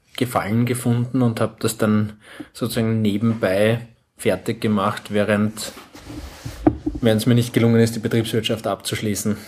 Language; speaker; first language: German; native; German